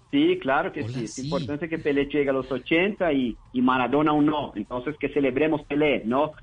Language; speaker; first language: Spanish; non-native, fluent; Portuguese